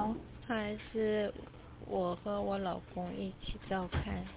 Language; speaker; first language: Chinese; non-native, learner; Korean